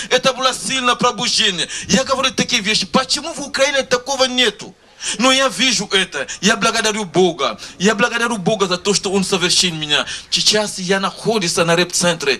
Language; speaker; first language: Russian; non-native, learner; Lingala